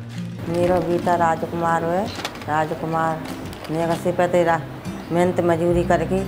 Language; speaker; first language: Hindi; native; Hindi